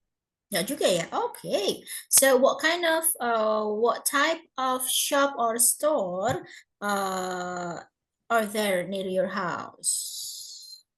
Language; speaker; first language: English; non-native, fluent; Indonesian